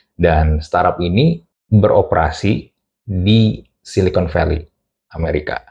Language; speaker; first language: Indonesian; native; Indonesian